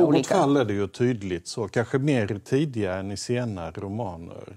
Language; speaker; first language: Swedish; native; Swedish